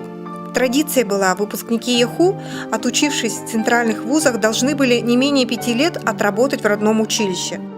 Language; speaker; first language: Russian; native; Russian